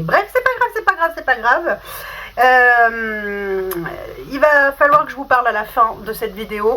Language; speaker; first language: French; native; French